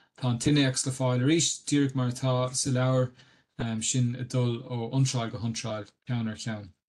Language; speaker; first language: Irish; native; Irish